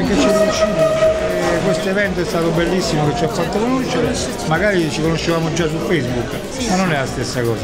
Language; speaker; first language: Italian; native; Italian